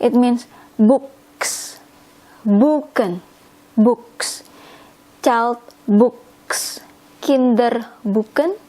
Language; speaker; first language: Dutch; non-native, learner; Indonesian